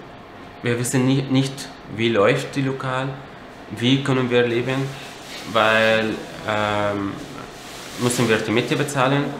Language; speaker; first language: German; non-native, learner; Arabic